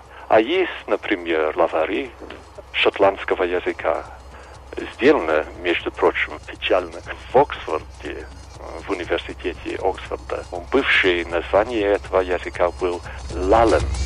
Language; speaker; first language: Russian; non-native, fluent; English